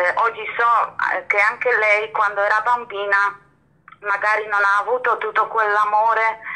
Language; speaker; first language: Italian; non-native, fluent; Polish